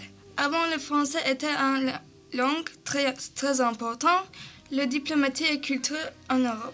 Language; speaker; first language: French; non-native, learner; Turkish